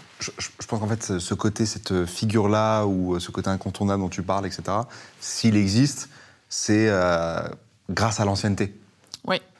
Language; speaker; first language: French; early bilingual, other home language; Persian